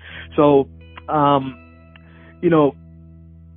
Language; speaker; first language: English; native; English